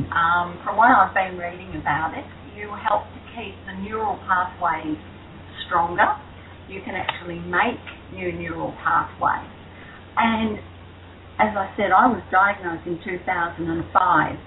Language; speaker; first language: English; native; English